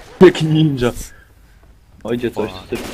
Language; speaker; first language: Polish; native; Polish